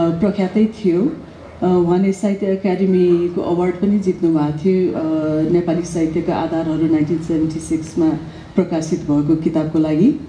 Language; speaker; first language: Nepali; native; Nepali